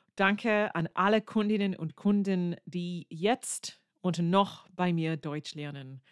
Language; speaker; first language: German; non-native, fluent; English